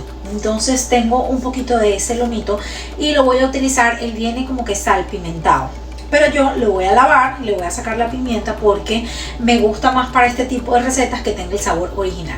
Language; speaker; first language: Spanish; native; Spanish